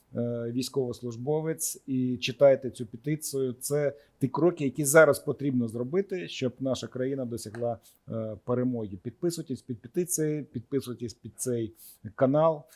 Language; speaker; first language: Ukrainian; native; Ukrainian